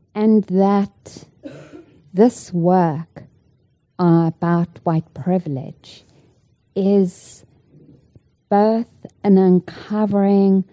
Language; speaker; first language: English; native; English